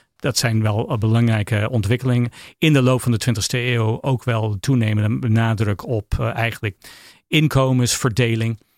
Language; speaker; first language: Dutch; non-native, fluent; English